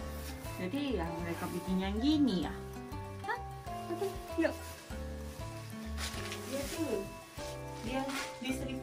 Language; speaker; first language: Indonesian; non-native, learner; Japanese